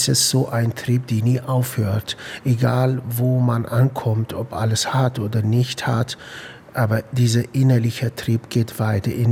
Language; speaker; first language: German; non-native, fluent; Arabic